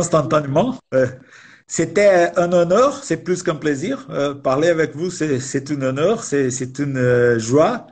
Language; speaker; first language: French; non-native, fluent; Portuguese